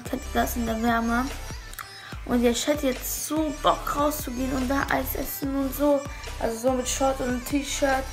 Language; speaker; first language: German; early bilingual, other home language; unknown